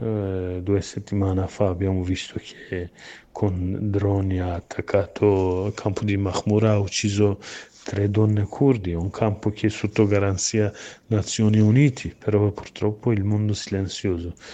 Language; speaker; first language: Italian; non-native, learner; Kurdish